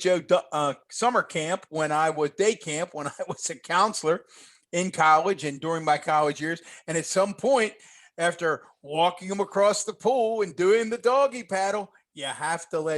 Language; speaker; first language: English; native; English